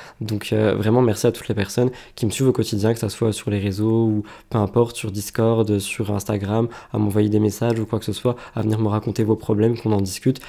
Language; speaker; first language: French; native; French